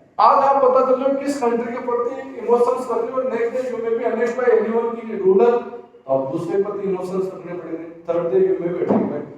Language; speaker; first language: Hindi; native; Hindi